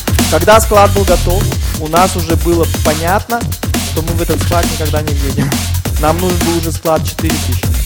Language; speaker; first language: Russian; non-native, fluent; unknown